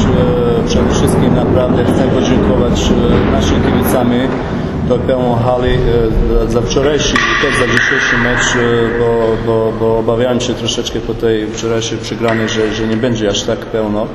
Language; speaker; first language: Polish; non-native, fluent; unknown